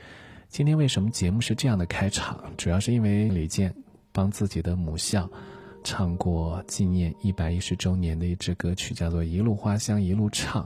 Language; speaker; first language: Chinese; native; Chinese